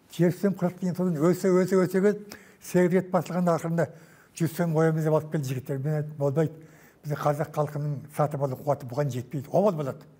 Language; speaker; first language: Kazakh; native; Kazakh